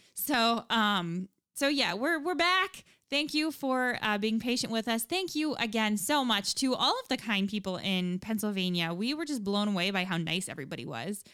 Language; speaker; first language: English; native; English